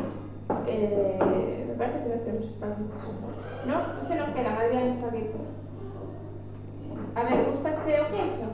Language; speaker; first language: Spanish; native; Spanish